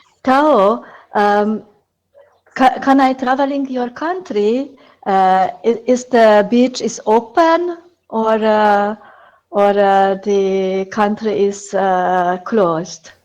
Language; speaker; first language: English; non-native, learner; Hungarian